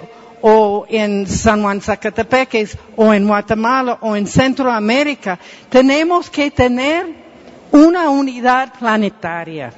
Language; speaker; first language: Spanish; non-native, fluent; English